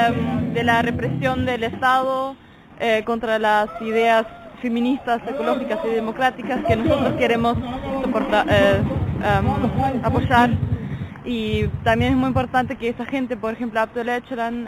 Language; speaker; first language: Spanish; non-native, fluent; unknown